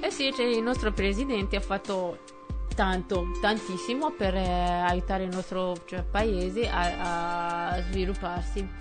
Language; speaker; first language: Italian; non-native, fluent; Kinyarwanda